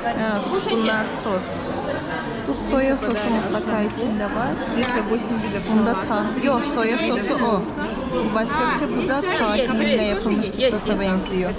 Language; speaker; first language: Turkish; early bilingual, heritage; Turkish